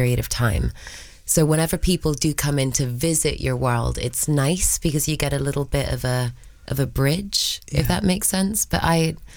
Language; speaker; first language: English; early bilingual, other home language; Spanish